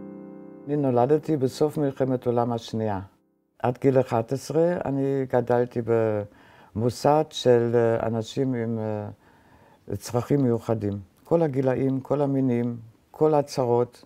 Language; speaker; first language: Hebrew; non-native, fluent; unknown